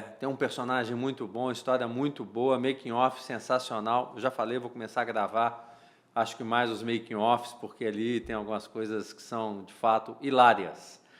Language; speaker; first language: Portuguese; native; Portuguese